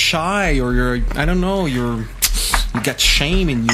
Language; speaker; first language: English; non-native, fluent; French